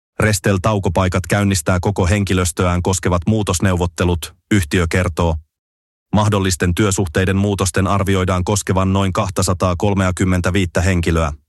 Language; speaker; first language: Finnish; native; Finnish